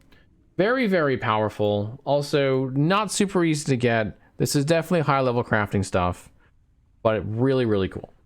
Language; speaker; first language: English; native; English